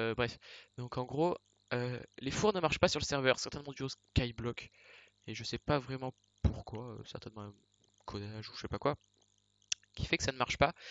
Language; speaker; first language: French; native; French